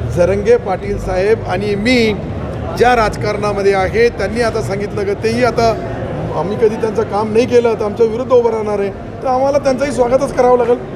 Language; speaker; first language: Marathi; non-native, local second language; Urdu